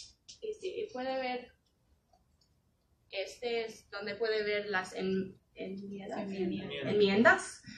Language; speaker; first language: Spanish; non-native, fluent; English